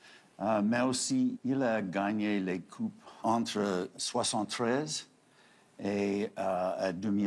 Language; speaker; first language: French; non-native, fluent; English